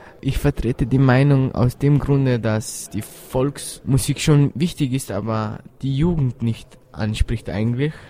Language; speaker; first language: German; early bilingual, other home language; Bosnian